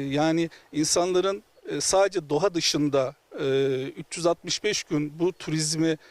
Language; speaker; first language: Turkish; native; Turkish